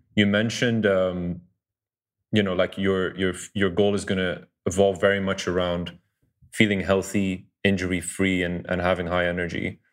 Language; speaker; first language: English; early bilingual, other home language; Dutch